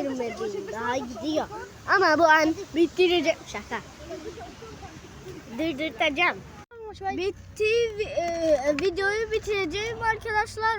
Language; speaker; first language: Turkish; early bilingual, heritage; Turkish